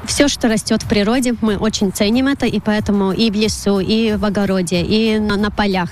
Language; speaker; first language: Russian; non-native, local second language; Latvian